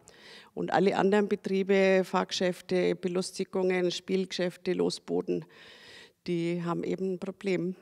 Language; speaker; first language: German; native; German